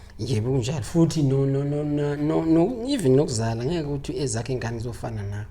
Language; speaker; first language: Zulu; native; Zulu